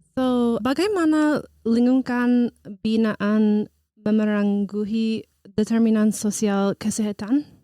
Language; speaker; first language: Indonesian; early bilingual, heritage; English